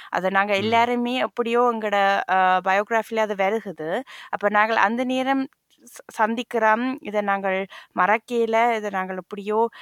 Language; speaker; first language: Tamil; early bilingual, heritage; Tamil